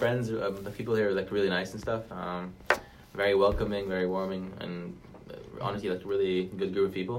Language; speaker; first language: English; non-native, local second language; Hebrew